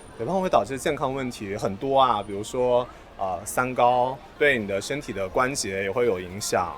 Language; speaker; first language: Chinese; native; Chinese